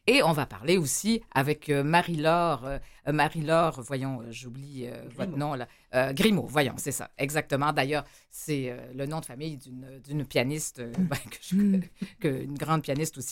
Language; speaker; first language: French; native; French